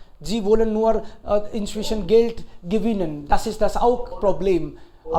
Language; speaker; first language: German; non-native, fluent; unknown